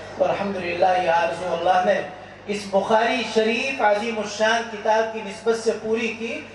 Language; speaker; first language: Urdu; native; Urdu